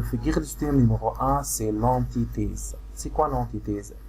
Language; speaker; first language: French; non-native, fluent; Arabic